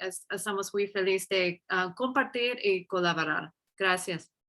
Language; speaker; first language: Spanish; non-native, fluent; English